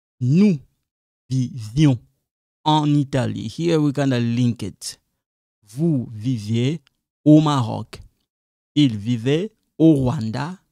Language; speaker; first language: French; non-native, local second language; Lingala